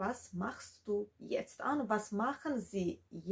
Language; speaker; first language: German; non-native, fluent; Georgian